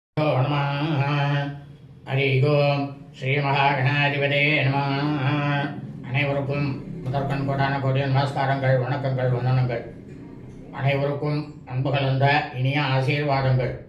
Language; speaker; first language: Tamil; native; Tamil